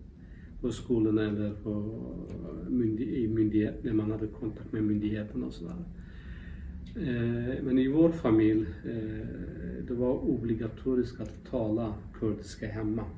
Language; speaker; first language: Swedish; non-native, local second language; Kurdish